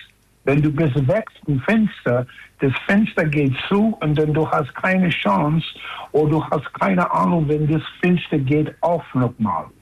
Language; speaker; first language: German; non-native, learner; English